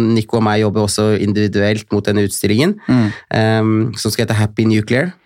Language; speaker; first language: Norwegian; native; Norwegian